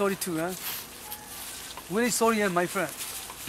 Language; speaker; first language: English; non-native, learner; Burmese